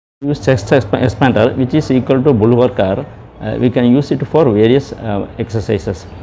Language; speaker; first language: English; non-native, local second language; Malayalam